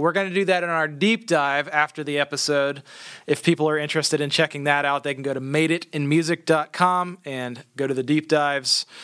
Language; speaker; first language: English; native; English